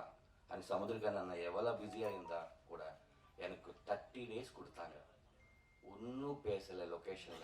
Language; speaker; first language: Tamil; non-native, learner; Telugu